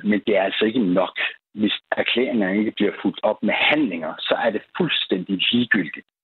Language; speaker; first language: Danish; early bilingual, other home language; Persian